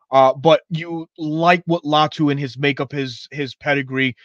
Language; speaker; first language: English; native; English